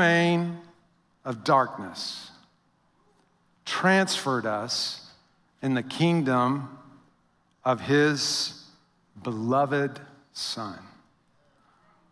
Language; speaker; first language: English; native; English